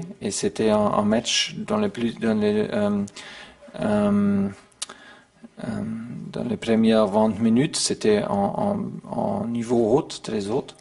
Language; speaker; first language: French; non-native, learner; German